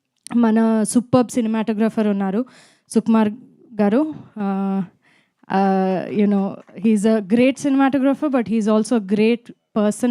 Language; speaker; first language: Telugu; non-native, fluent; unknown